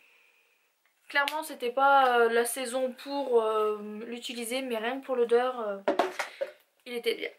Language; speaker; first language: French; native; French